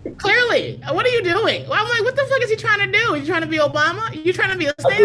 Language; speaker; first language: English; native; English